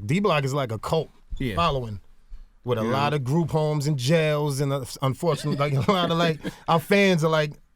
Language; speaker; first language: English; native; English